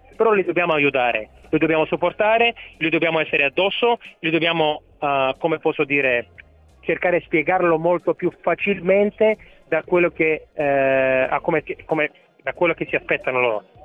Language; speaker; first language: Italian; non-native, fluent; Bulgarian